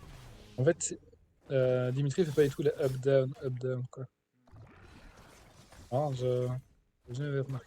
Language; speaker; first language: French; native; French